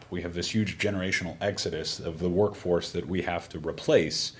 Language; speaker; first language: English; native; English